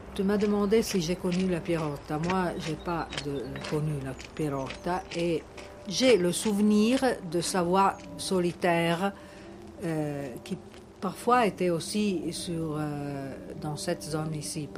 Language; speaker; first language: French; non-native, fluent; Italian